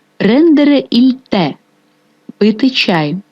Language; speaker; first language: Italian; non-native, fluent; Ukrainian